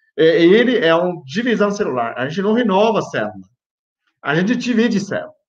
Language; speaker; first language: Portuguese; non-native, fluent; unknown